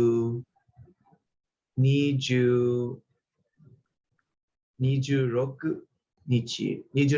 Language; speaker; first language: Japanese; non-native, learner; English